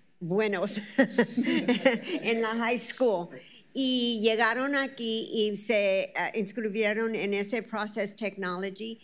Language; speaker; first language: Spanish; early bilingual, heritage; Spanish